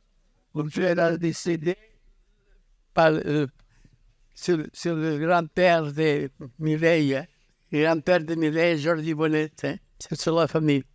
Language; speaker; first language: French; non-native, learner; Catalan